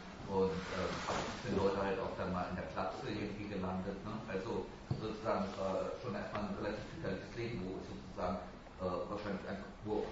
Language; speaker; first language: German; native; German